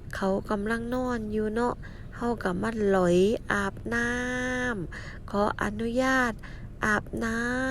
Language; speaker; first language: Thai; native; Thai